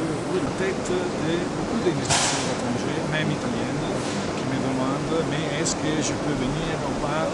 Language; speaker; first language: French; non-native, local second language; Arabic